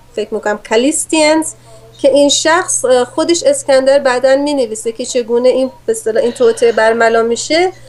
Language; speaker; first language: Persian; native; Persian